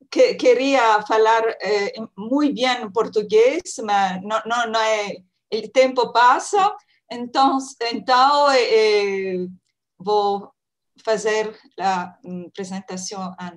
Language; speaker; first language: Portuguese; non-native, learner; French